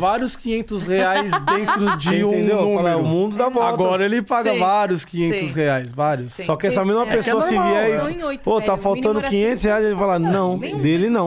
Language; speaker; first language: Portuguese; native; Portuguese